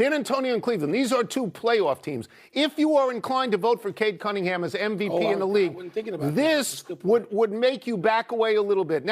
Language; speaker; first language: English; native; English